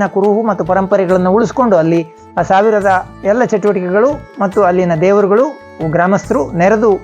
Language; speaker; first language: Kannada; native; Kannada